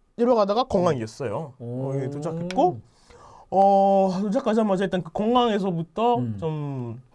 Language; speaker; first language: Korean; non-native, fluent; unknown